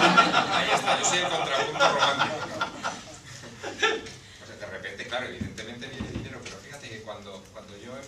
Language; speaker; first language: Spanish; native; Spanish